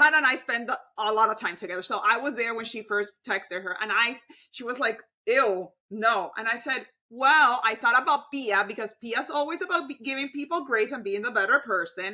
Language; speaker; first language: English; non-native, fluent; Spanish